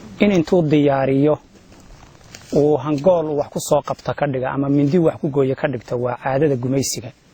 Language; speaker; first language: Somali; native; Somali